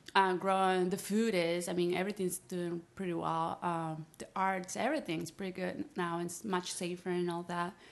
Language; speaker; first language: English; non-native, fluent; Spanish